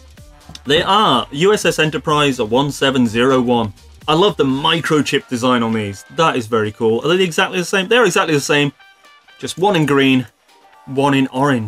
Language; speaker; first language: English; native; English